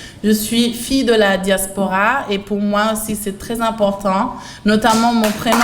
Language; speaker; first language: French; non-native, fluent; Italian